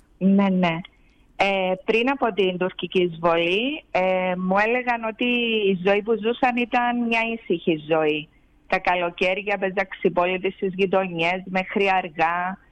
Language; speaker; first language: Greek; native; Greek